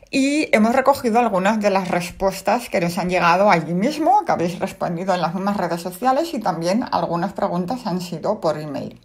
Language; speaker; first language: Spanish; native; Spanish